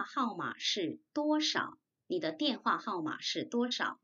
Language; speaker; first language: Chinese; non-native, fluent; Korean